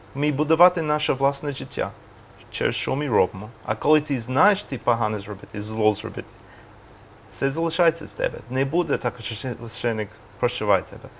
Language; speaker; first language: Ukrainian; non-native, learner; English